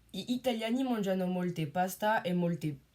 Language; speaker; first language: Italian; non-native, learner; French